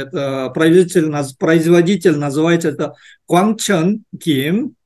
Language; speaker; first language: Russian; non-native, learner; Korean